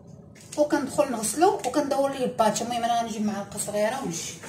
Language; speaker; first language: Arabic; native; Arabic